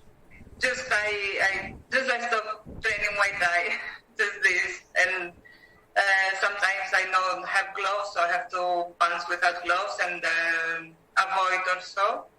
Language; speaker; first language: English; non-native, learner; Greek